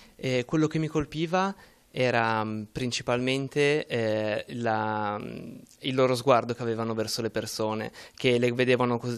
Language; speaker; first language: Italian; native; Italian